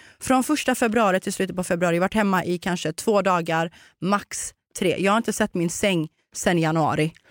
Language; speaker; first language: Swedish; early bilingual, other home language; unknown